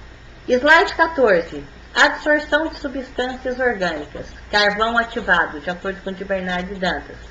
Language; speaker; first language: Portuguese; native; Portuguese